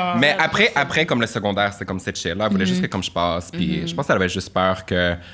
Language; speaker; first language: French; native; French